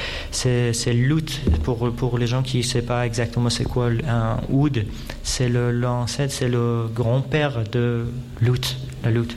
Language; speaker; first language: French; non-native, fluent; Persian